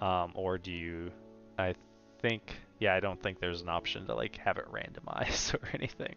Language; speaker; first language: English; native; English